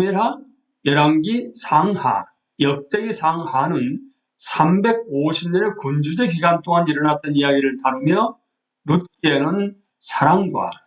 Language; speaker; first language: Korean; native; Korean